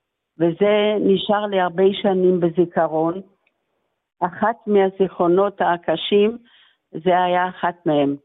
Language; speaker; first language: Hebrew; non-native, fluent; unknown